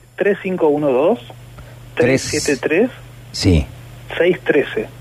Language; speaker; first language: Spanish; native; Spanish